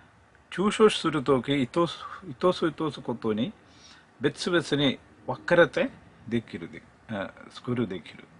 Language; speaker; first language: Japanese; non-native, learner; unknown